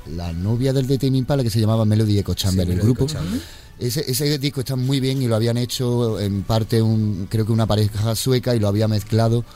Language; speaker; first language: Spanish; native; Spanish